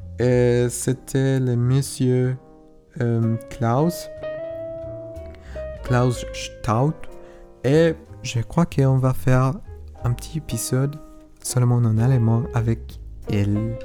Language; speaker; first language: French; non-native, learner; Spanish